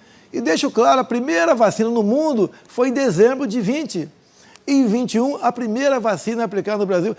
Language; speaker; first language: Portuguese; native; Portuguese